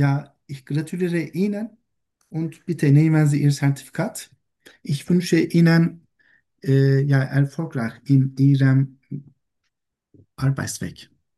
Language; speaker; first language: German; non-native, learner; Turkish